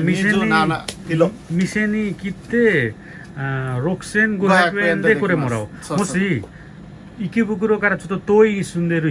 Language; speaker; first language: Japanese; non-native, learner; Nepali